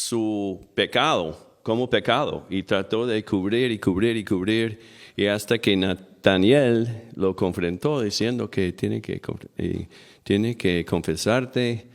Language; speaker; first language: Spanish; non-native, fluent; English